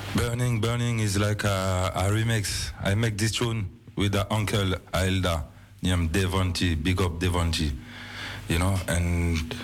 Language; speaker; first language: English; non-native, learner; French